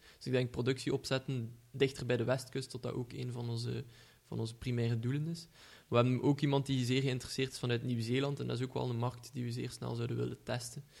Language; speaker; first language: Dutch; native; Dutch